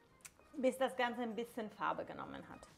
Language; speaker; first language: German; non-native, fluent; Italian